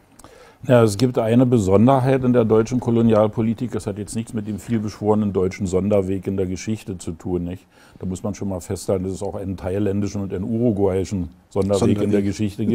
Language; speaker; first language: German; native; German